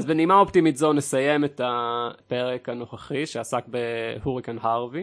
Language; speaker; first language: Hebrew; native; Hebrew